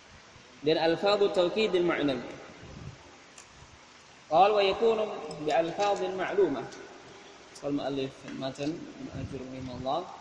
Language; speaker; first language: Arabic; non-native, fluent; Indonesian